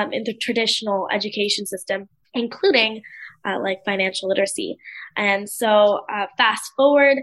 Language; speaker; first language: English; native; English